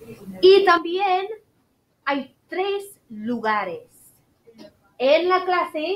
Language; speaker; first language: Spanish; non-native, fluent; English